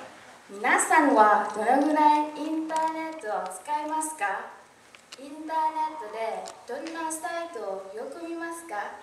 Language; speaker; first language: Japanese; non-native, learner; English